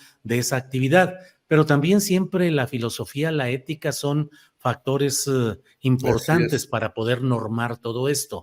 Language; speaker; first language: Spanish; native; Spanish